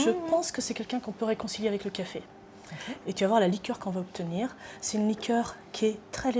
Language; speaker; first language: French; native; French